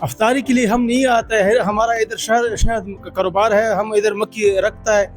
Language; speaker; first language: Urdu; non-native, local second language; Pashto